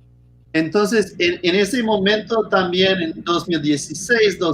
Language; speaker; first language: Spanish; non-native, fluent; English